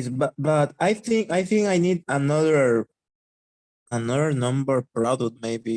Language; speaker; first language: English; non-native, learner; Spanish